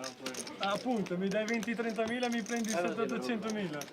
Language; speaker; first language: Italian; non-native, fluent; Albanian